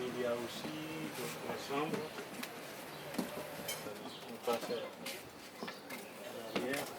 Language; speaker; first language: French; non-native, local second language; Malagasy